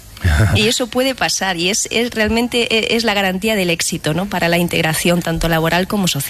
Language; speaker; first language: Spanish; native; Spanish